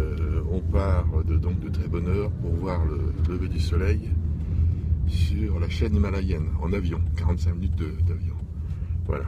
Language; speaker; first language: French; native; French